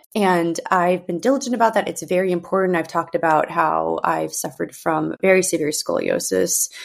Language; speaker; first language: English; early bilingual, other home language; Russian